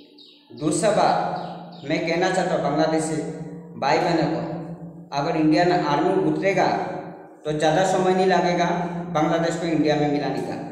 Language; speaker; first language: Hindi; non-native, local second language; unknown